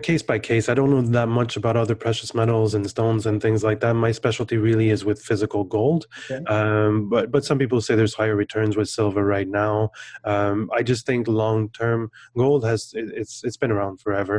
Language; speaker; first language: English; non-native, fluent; French